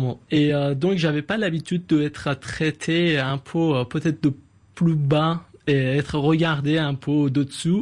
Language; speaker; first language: French; non-native, fluent; Persian